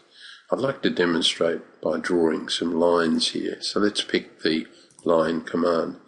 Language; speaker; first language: English; native; English